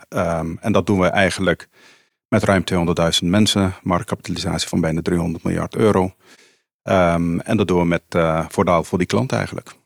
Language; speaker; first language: Dutch; non-native, local second language; Papiamento